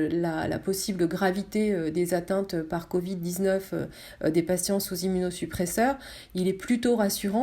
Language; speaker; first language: French; native; French